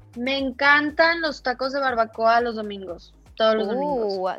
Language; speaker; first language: Spanish; native; Spanish